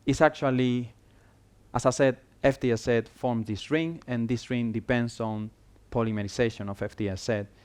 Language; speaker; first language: English; non-native, fluent; Spanish